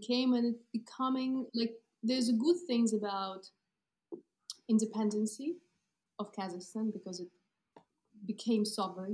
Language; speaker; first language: English; non-native, fluent; Kazakh